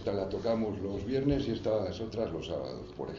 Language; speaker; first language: Spanish; native; Spanish